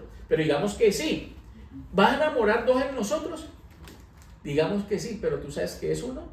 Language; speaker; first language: Spanish; native; Spanish